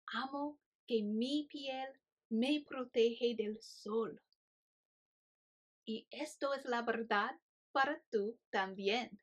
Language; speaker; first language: Spanish; non-native, fluent; English